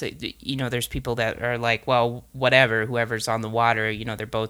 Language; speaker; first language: English; native; English